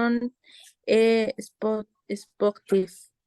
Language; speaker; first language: French; non-native, learner; Spanish